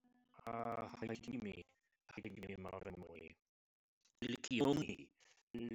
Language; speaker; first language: Welsh; non-native, learner; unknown